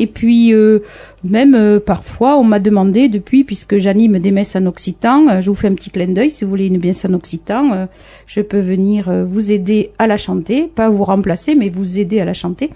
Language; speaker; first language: French; native; French